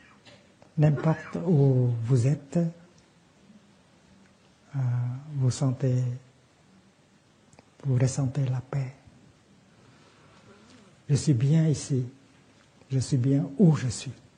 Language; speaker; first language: French; non-native, fluent; Vietnamese